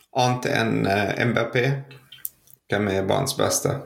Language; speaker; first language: Norwegian; non-native, fluent; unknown